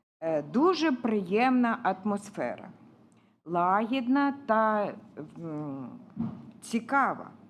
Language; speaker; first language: Ukrainian; non-native, local second language; Russian